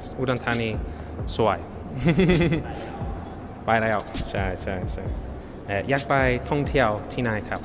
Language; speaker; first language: Thai; non-native, learner; English